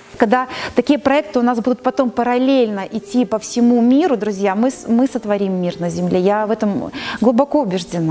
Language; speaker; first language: Russian; native; Russian